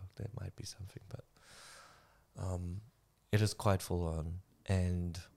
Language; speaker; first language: English; non-native, fluent; German